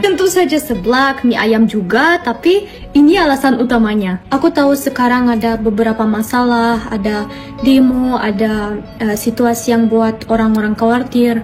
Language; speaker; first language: Indonesian; non-native, fluent; German